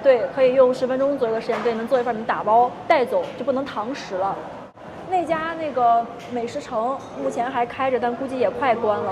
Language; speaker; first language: Chinese; native; Chinese